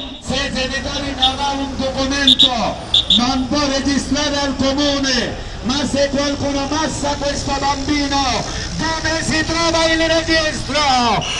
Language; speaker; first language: Italian; non-native, local second language; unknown